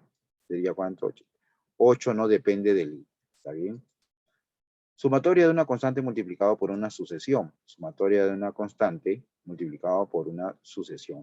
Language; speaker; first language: Spanish; native; Spanish